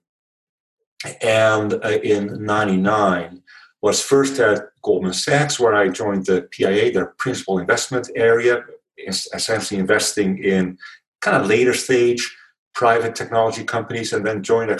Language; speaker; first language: English; non-native, fluent; Dutch